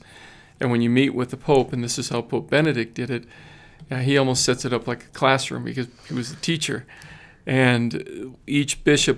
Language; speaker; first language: English; native; English